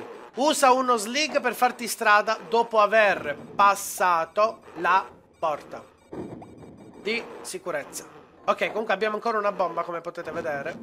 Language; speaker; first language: Italian; native; Italian